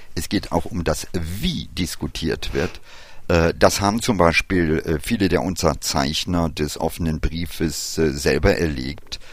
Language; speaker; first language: German; early bilingual, other home language; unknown